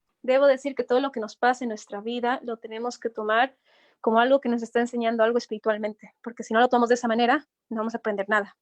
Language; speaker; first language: Spanish; native; Spanish